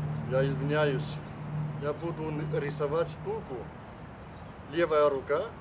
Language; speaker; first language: Russian; non-native, learner; Chinese